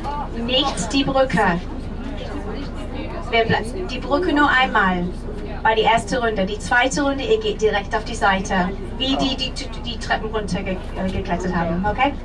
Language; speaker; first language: German; non-native, fluent; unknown